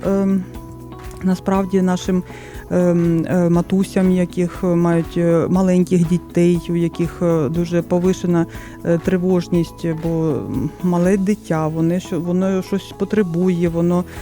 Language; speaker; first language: Ukrainian; non-native, local second language; Russian